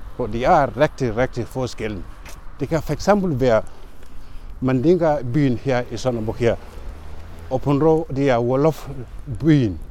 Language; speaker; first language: Danish; non-native, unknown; Mandingo